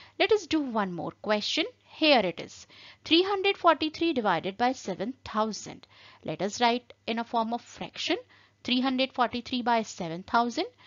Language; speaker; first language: English; non-native, local second language; Hindi